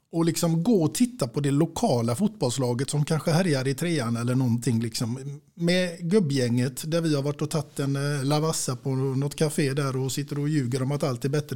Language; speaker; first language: Swedish; native; Swedish